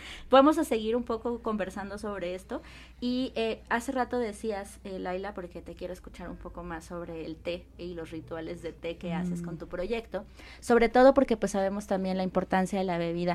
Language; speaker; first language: Spanish; native; Spanish